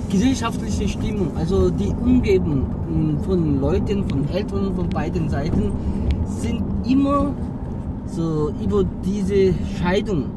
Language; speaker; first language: German; non-native, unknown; Korean